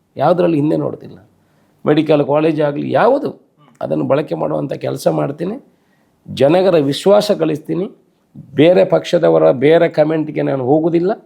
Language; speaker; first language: Kannada; non-native, local second language; Tulu